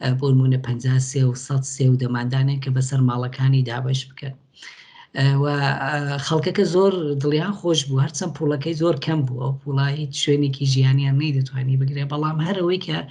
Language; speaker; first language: Central Kurdish; native; Central Kurdish